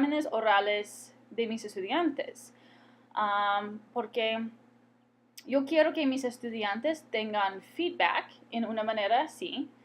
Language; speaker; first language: Spanish; non-native, fluent; English